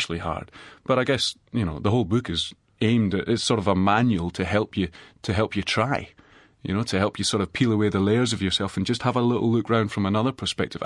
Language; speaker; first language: English; native; English